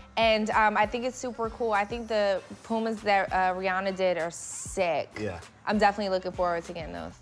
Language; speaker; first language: English; native; English